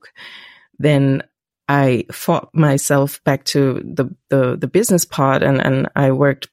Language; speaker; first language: English; non-native, fluent; German